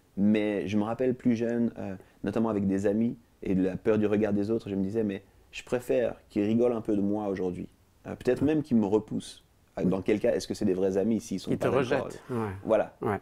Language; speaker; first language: French; native; French